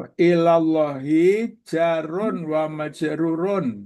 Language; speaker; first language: Arabic; non-native, fluent; Indonesian